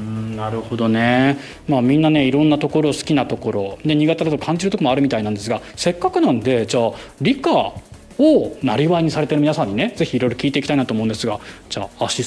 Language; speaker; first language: Japanese; native; Japanese